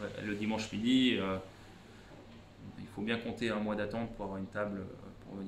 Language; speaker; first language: French; native; French